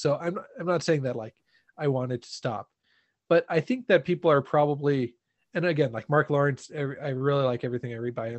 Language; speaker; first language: English; native; English